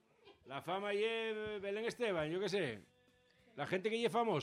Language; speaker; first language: Spanish; native; Spanish